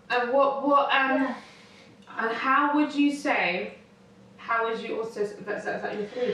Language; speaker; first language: English; native; English